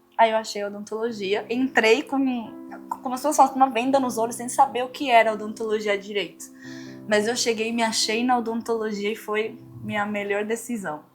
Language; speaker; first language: Portuguese; non-native, fluent; Spanish